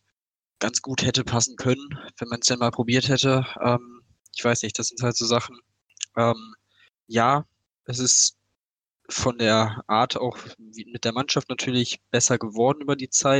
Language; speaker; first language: German; native; German